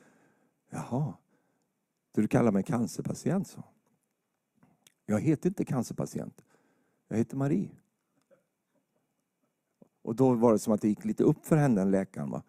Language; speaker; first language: Swedish; native; Swedish